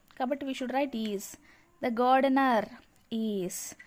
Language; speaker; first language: English; non-native, local second language; Telugu